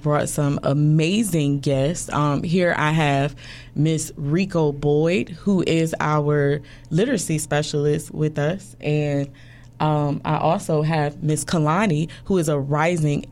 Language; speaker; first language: English; native; English